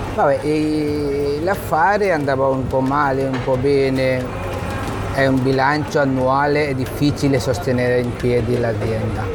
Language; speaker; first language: Italian; non-native, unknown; Bangla